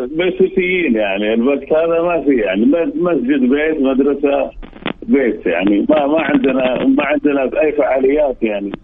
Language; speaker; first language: Arabic; native; Arabic